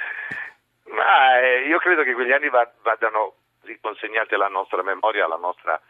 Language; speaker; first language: Italian; native; Italian